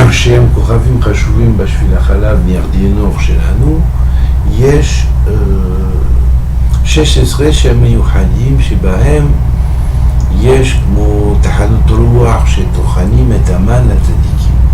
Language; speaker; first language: Hebrew; non-native, fluent; French